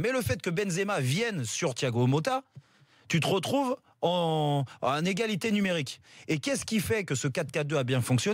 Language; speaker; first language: French; native; French